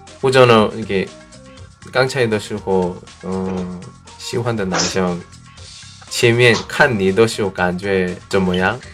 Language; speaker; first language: Chinese; non-native, learner; Korean